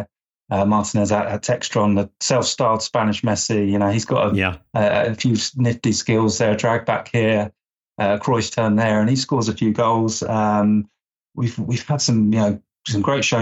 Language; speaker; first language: English; native; English